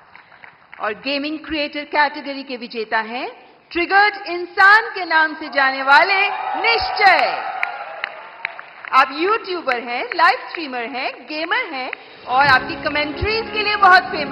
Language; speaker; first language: Hindi; native; Hindi